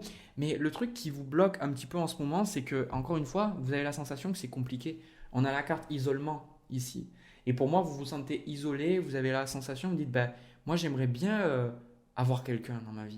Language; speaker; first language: French; native; French